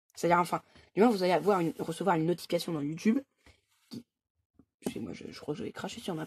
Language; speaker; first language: French; native; French